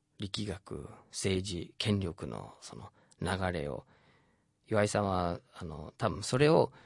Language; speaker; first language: Japanese; non-native, fluent; English